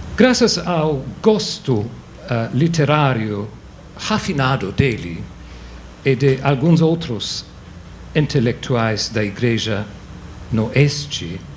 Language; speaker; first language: Portuguese; non-native, fluent; English